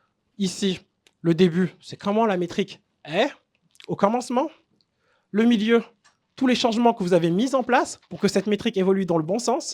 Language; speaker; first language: French; native; French